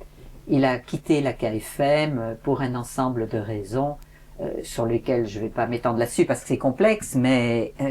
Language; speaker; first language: French; native; French